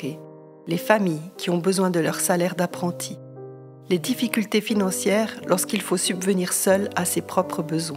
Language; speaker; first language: French; native; French